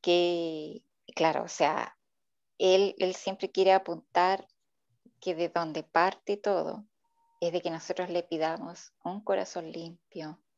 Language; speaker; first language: Spanish; native; Spanish